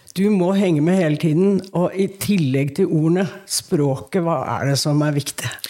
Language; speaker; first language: Norwegian; native; Norwegian